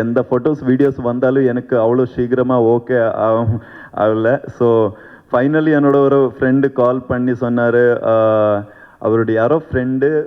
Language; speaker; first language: Tamil; non-native, learner; Kannada